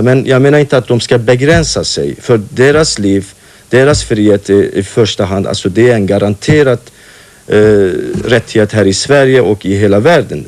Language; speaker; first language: Swedish; non-native, fluent; Kurdish